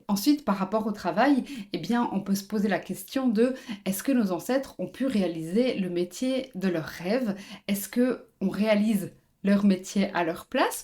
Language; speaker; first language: French; native; French